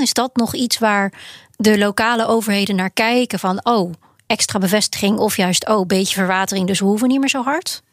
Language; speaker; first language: Dutch; native; Dutch